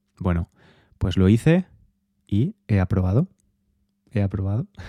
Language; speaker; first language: Spanish; native; Spanish